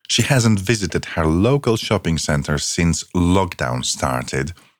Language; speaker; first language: English; non-native, fluent; Polish